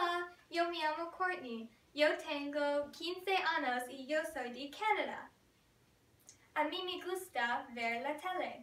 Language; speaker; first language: Spanish; non-native, learner; English